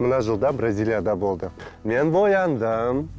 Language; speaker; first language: Kazakh; non-native, local second language; Russian